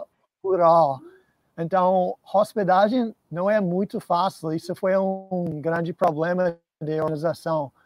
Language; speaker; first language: Portuguese; non-native, fluent; English